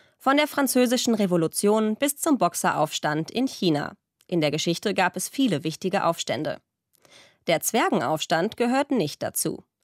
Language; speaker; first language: German; native; German